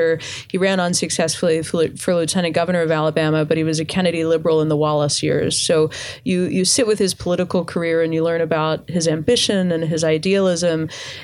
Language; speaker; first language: English; native; English